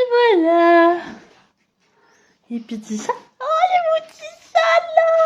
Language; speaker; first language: French; native; French